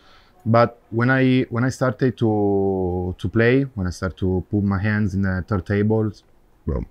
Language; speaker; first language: English; non-native, fluent; Italian